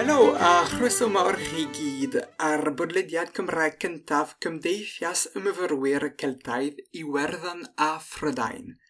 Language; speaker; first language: Welsh; non-native, fluent; French